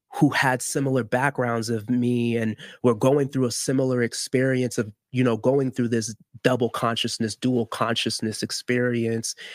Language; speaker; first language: English; early bilingual, other home language; Haitian Creole